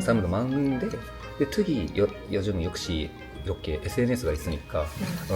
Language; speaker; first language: Korean; non-native, learner; Japanese